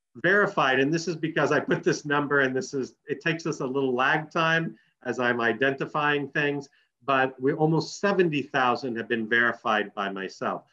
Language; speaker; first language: English; native; English